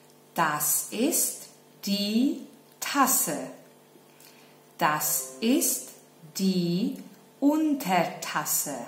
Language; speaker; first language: German; non-native, fluent; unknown